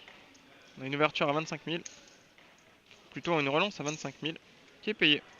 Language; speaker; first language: French; native; French